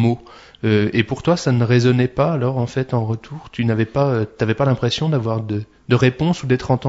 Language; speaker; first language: French; native; French